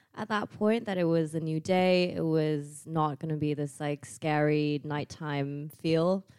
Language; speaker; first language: English; non-native, fluent; Thai